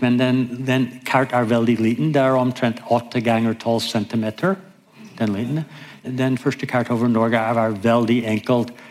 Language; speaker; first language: Norwegian; non-native, fluent; English